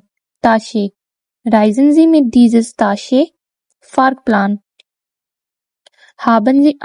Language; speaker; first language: German; non-native, learner; Urdu